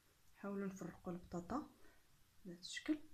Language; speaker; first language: Arabic; native; Arabic